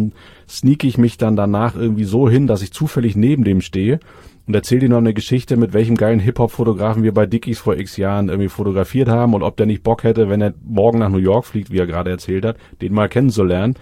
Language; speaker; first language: German; native; German